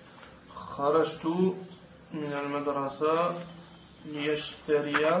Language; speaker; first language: Arabic; non-native, learner; French